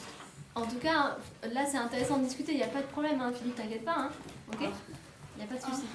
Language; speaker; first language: French; native; French